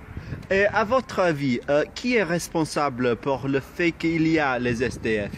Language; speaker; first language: French; non-native, learner; English